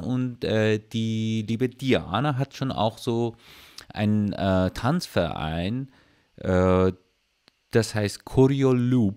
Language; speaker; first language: German; non-native, learner; Persian